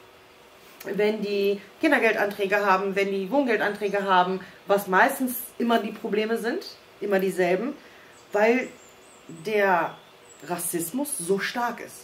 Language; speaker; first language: German; early bilingual, other home language; Croatian